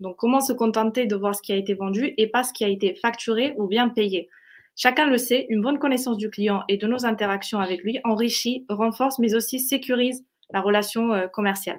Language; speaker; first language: French; native; French